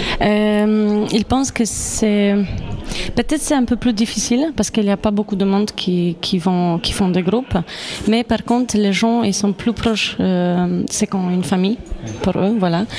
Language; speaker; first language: French; non-native, fluent; Polish